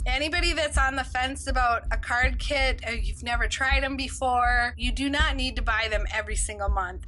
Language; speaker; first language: English; native; English